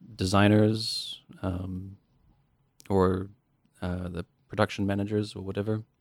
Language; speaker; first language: English; native; English